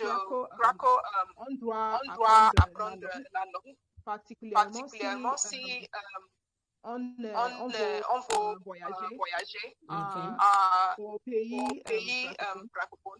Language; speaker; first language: French; non-native, learner; Yoruba